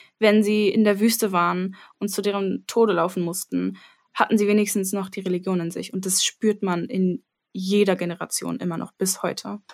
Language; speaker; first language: German; early bilingual, other home language; Armenian